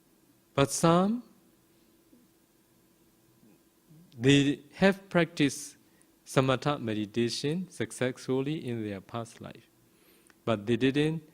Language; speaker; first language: English; non-native, fluent; Burmese